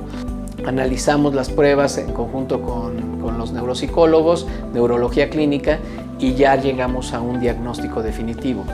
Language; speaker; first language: Spanish; native; Spanish